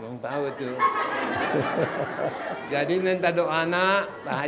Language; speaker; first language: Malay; non-native, local second language; Sundanese